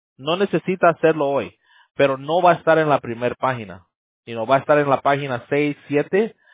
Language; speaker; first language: Spanish; early bilingual, heritage; Spanish